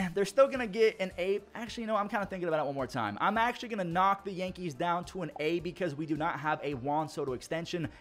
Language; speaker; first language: English; native; English